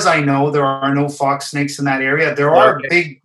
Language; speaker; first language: English; native; English